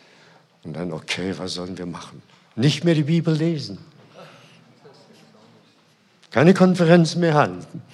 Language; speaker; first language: German; non-native, fluent; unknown